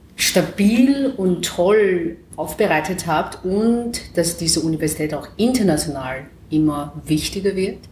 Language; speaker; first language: German; non-native, fluent; Chinese